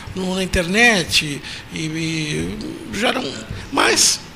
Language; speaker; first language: Portuguese; native; Portuguese